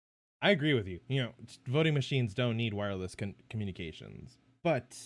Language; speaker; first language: English; native; English